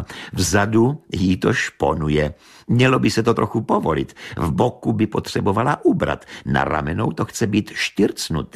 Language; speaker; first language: Czech; native; Czech